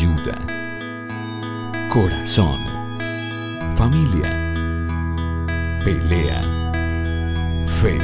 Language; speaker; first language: Spanish; native; Spanish